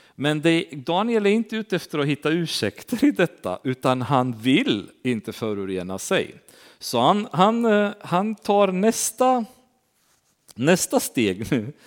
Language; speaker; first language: Swedish; non-native, fluent; Romanian